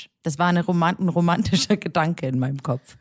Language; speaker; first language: German; native; German